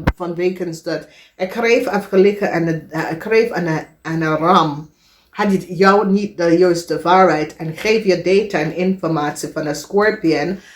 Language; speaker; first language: Dutch; non-native, fluent; English